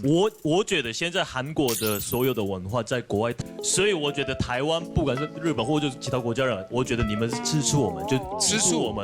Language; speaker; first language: Chinese; non-native, fluent; Korean